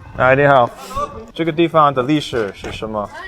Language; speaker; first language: Chinese; non-native, learner; English